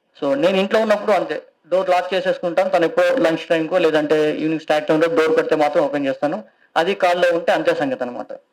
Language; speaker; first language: Telugu; native; Telugu